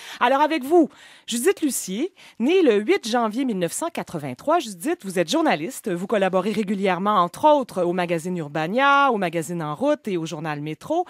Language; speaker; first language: French; native; French